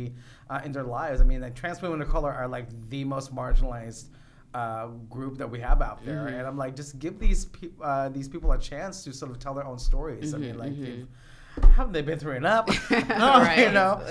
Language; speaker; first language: English; non-native, local second language; Filipino